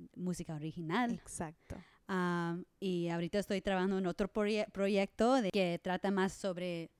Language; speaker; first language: Spanish; non-native, learner; English